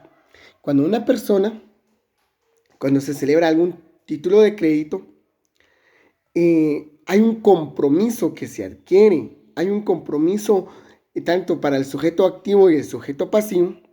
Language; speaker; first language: Spanish; native; Spanish